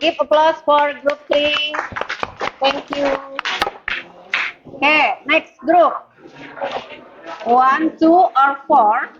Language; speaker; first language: English; non-native, learner; Indonesian